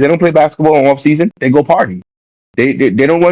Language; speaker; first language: English; native; English